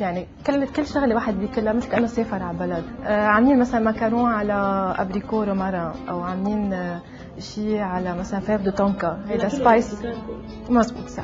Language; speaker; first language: Arabic; native; Arabic